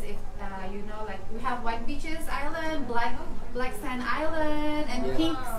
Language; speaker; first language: English; non-native, fluent; Indonesian